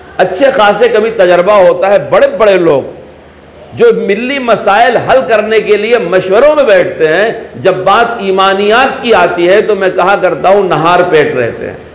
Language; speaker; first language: Urdu; native; Urdu